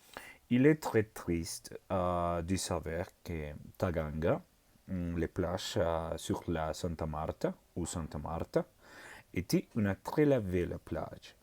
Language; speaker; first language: French; non-native, learner; Spanish